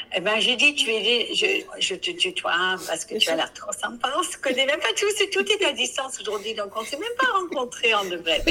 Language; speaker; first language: French; non-native, fluent; English